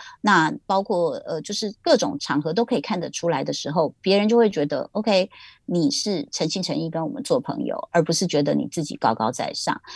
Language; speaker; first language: Chinese; native; Chinese